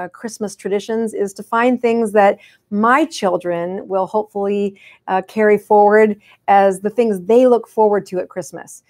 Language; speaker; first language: English; native; English